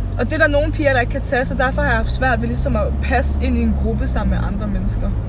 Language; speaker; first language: Danish; native; Danish